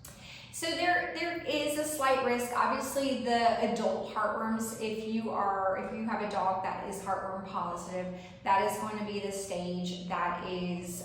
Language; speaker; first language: English; native; English